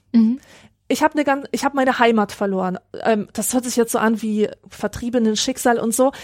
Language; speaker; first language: German; early bilingual, other home language; Polish